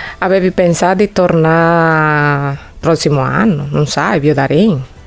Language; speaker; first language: Italian; non-native, fluent; Spanish